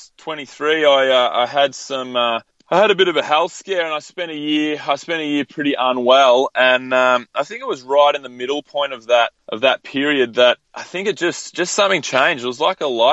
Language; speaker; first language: English; native; English